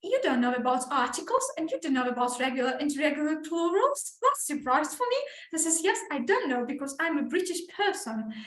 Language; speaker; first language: English; non-native, fluent; Ukrainian